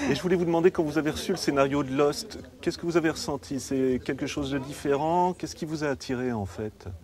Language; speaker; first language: French; native; French